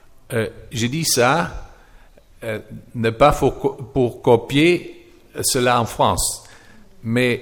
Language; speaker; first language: French; non-native, fluent; German